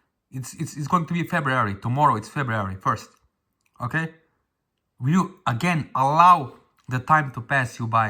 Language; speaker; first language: English; non-native, fluent; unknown